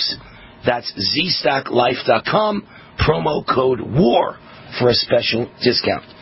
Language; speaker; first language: English; native; English